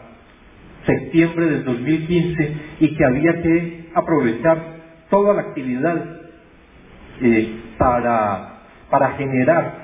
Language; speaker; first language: Spanish; native; Spanish